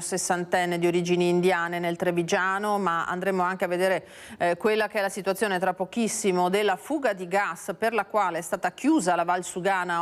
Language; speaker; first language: Italian; native; Italian